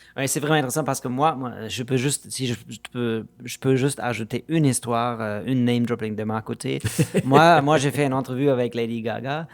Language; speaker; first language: French; non-native, fluent; German